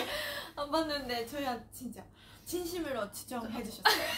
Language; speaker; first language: Korean; non-native, learner; Japanese